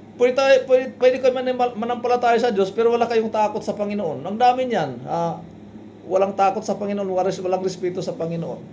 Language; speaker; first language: Filipino; non-native, local second language; Waray